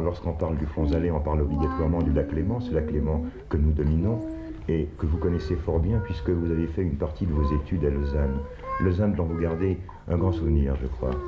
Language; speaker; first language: French; native; French